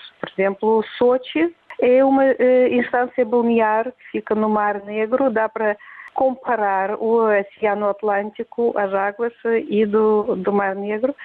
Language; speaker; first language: Portuguese; non-native, fluent; Russian